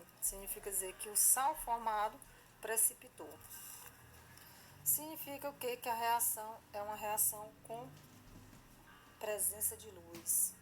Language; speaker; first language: Portuguese; native; Portuguese